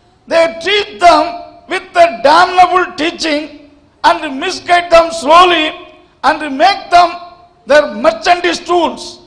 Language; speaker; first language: English; non-native, local second language; Tamil